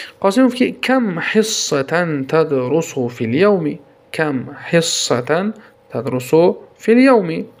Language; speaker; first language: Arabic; non-native, fluent; Tajik